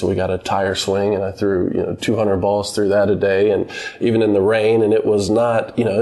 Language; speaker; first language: English; native; English